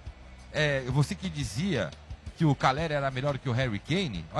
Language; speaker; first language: Portuguese; native; Portuguese